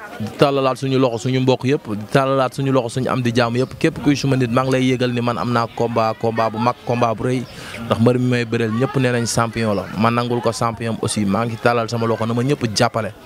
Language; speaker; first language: Wolof; native; Wolof